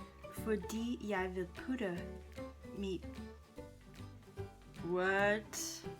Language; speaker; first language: Danish; non-native, learner; English